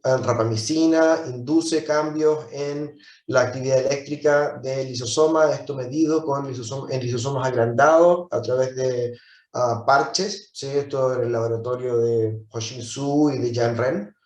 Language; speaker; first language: Spanish; native; Spanish